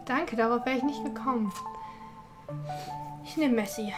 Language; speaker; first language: German; early bilingual, other home language; Turkish